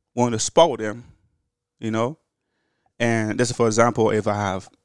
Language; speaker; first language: English; early bilingual, other home language; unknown